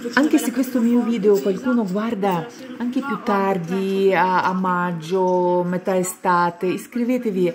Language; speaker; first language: Italian; non-native, fluent; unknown